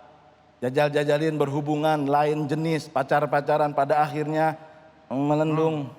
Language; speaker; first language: Indonesian; native; Indonesian